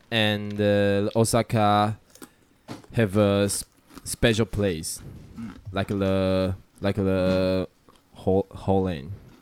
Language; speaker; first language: English; non-native, learner; Chinese